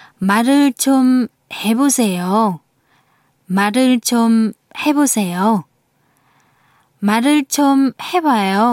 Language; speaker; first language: Korean; non-native, fluent; Vietnamese